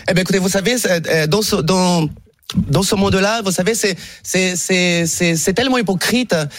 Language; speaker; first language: French; non-native, fluent; Portuguese